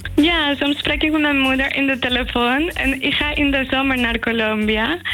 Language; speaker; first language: Dutch; non-native, fluent; Spanish